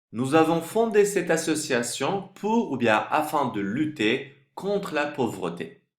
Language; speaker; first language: French; non-native, fluent; Turkish